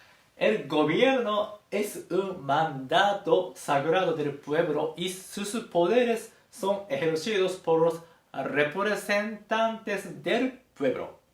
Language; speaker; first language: Spanish; non-native, fluent; Japanese